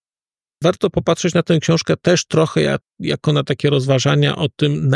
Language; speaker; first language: Polish; native; Polish